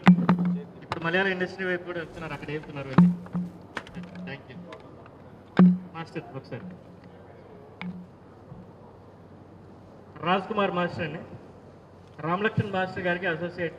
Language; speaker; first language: Telugu; native; Telugu